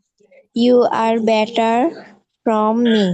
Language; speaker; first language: English; non-native, learner; Bangla